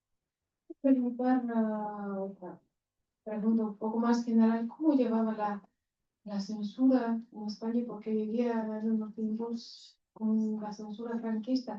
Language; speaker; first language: Spanish; non-native, fluent; Bulgarian